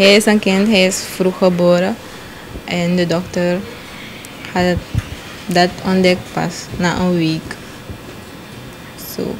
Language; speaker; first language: Dutch; non-native, local second language; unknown